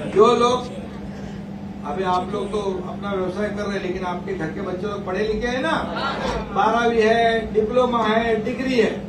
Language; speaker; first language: Hindi; non-native, local second language; Marathi